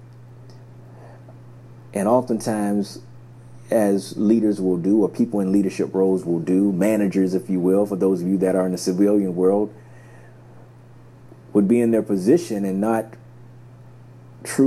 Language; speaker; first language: English; native; English